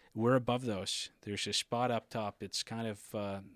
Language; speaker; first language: English; native; English